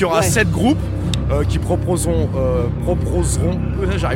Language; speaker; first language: French; native; French